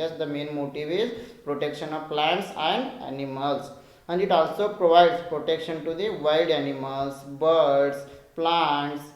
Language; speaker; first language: English; non-native, local second language; Kannada